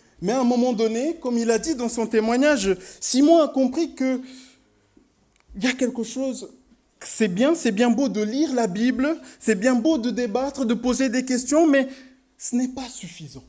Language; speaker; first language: French; native; French